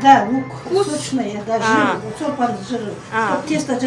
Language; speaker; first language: Russian; non-native, local second language; Kazakh